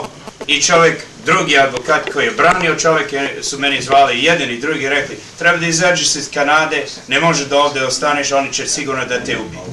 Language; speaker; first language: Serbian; early bilingual, heritage; Serbian